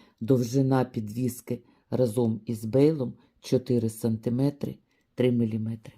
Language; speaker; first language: Ukrainian; native; Ukrainian